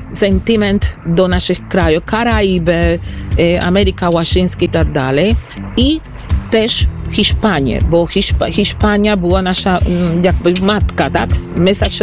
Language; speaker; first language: Polish; non-native, fluent; Spanish